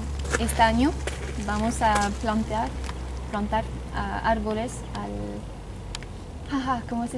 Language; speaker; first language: Spanish; non-native, fluent; French